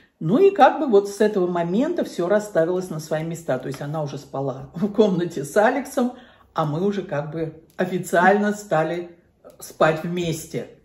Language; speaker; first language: Russian; native; Russian